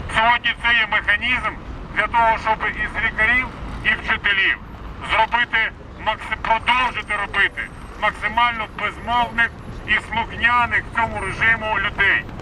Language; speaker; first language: Ukrainian; native; Ukrainian